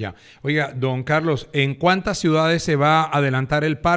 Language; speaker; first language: Spanish; native; Spanish